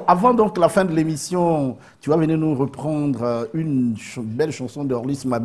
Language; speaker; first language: French; native; French